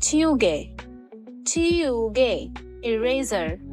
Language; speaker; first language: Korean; non-native, learner; Hindi